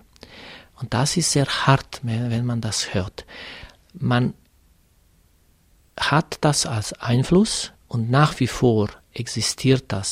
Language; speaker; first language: German; non-native, fluent; Serbian